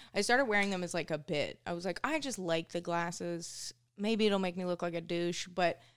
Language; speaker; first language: English; native; English